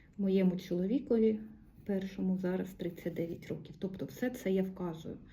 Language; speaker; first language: Ukrainian; non-native, local second language; Russian